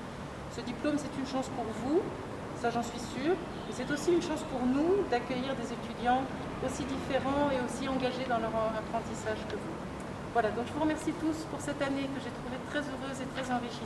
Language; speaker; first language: French; native; French